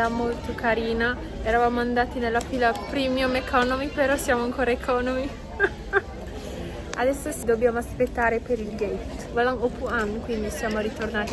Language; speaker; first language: Italian; early bilingual, other home language; Filipino